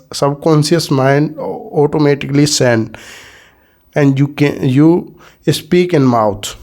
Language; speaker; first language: English; non-native, learner; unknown